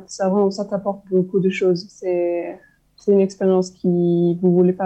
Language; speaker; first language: French; non-native, fluent; German